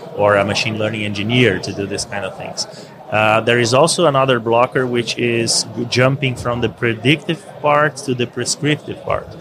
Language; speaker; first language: English; non-native, fluent; Portuguese